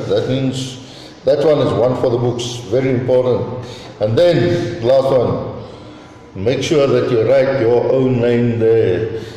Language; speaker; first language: English; non-native, local second language; Afrikaans